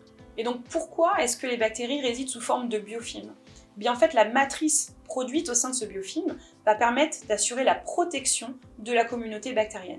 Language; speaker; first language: French; native; French